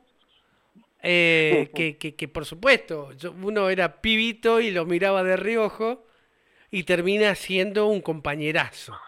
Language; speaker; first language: Spanish; native; Spanish